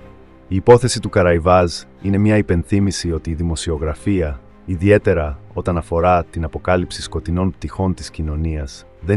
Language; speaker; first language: Greek; native; Greek